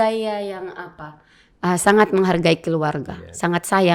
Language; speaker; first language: Indonesian; non-native, learner; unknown